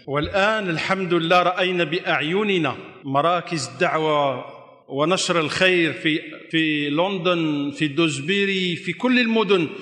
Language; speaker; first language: Arabic; non-native, fluent; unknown